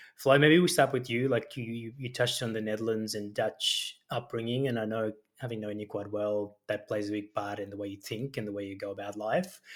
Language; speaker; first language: English; early bilingual, other home language; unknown